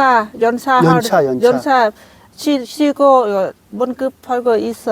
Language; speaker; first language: Korean; non-native, learner; Lao